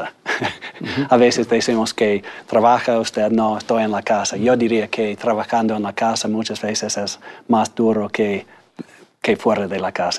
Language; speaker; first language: Spanish; non-native, fluent; English